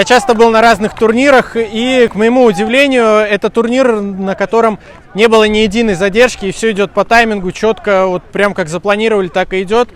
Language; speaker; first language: Russian; native; Russian